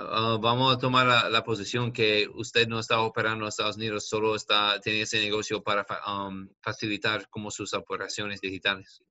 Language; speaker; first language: Spanish; non-native, learner; English